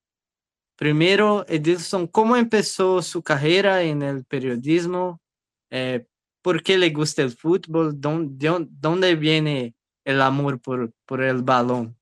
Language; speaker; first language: Spanish; non-native, learner; Portuguese